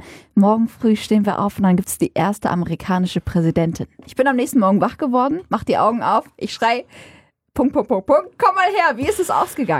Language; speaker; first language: German; native; German